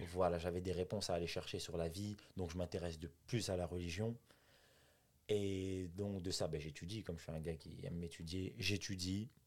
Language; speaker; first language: French; native; French